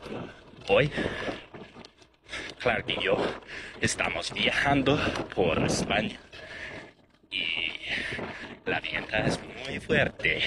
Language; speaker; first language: Spanish; non-native, learner; English